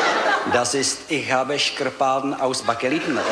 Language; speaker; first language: German; non-native, learner; Czech